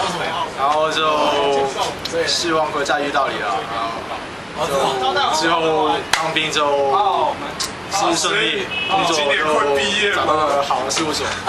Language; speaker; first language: Chinese; non-native, local second language; Cantonese